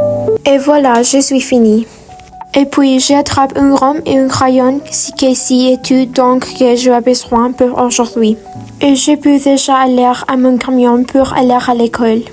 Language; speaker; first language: French; non-native, learner; Spanish